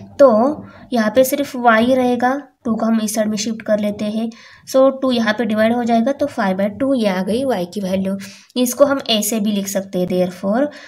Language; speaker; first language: Hindi; non-native, local second language; Marathi